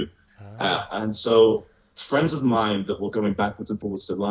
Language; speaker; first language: English; native; English